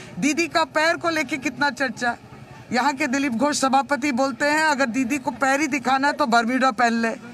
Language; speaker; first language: Hindi; non-native, local second language; Bangla